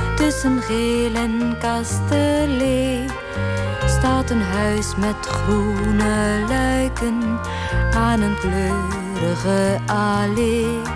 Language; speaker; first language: Dutch; native; Dutch